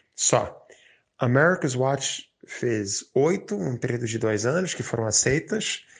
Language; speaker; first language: Portuguese; non-native, fluent; English